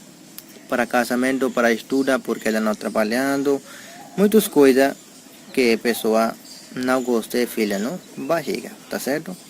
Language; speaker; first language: Portuguese; non-native, learner; Hindi